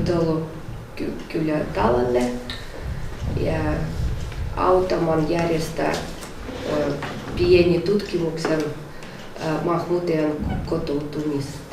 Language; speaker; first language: Finnish; non-native, learner; Russian